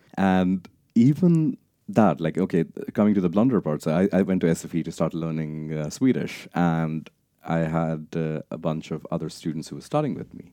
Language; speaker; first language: English; non-native, local second language; Punjabi